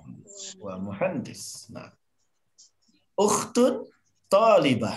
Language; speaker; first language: Arabic; non-native, fluent; Indonesian